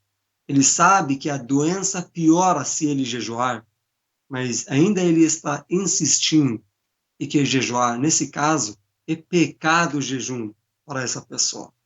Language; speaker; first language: Portuguese; non-native, fluent; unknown